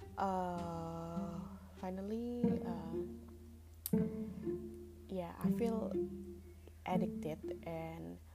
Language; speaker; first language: English; non-native, learner; Indonesian